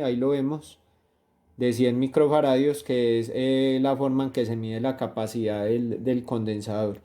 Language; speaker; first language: Spanish; native; Spanish